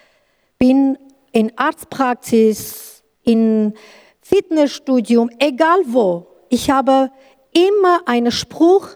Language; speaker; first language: German; non-native, learner; Kurdish